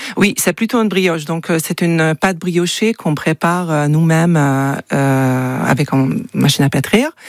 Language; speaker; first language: French; non-native, fluent; Hungarian